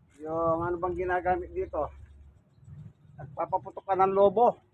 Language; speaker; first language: Filipino; native; Filipino